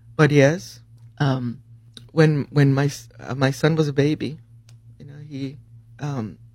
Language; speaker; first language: English; early bilingual, other home language; Spanish